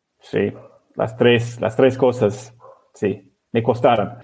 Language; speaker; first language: Spanish; non-native, learner; English